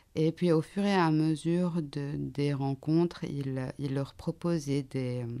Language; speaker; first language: French; non-native, local second language; Arabic